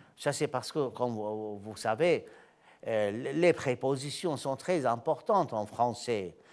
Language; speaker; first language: French; non-native, fluent; Arabic